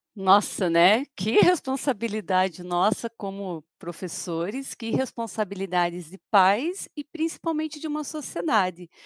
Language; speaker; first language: Portuguese; native; Portuguese